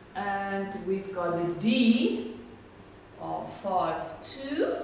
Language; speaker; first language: English; non-native, local second language; Afrikaans